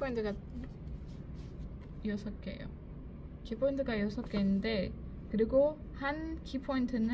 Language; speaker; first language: Korean; non-native, learner; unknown